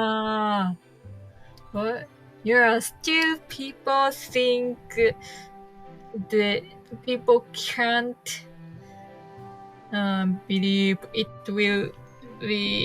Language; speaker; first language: English; non-native, learner; Japanese